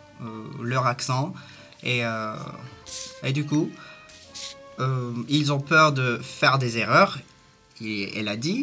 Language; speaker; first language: French; non-native, learner; Turkish